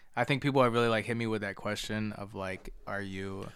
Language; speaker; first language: English; early bilingual, other home language; Spanish